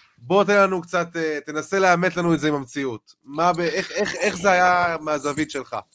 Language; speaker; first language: Hebrew; native; Hebrew